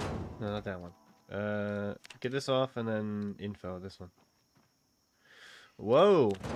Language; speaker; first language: English; native; English